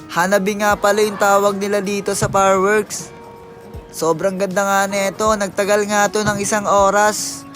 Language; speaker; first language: Filipino; native; Filipino